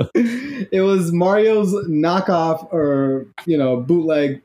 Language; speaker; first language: English; non-native, local second language; Urdu